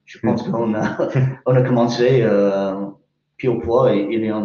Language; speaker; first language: French; non-native, fluent; English